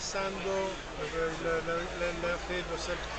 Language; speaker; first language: Spanish; non-native, fluent; Italian